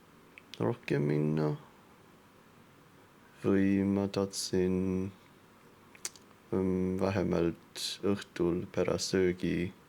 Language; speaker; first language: Estonian; non-native, learner; English